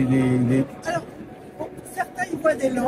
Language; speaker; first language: French; native; French